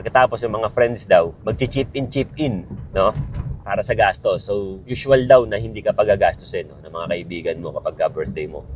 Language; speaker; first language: Filipino; native; Filipino